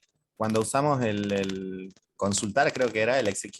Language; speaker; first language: Spanish; native; Spanish